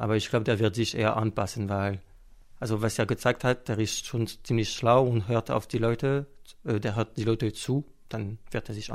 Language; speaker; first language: German; non-native, fluent; French